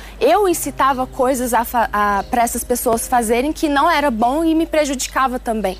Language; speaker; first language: Portuguese; early bilingual, other home language; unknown